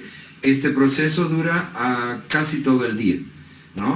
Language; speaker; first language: Spanish; native; Spanish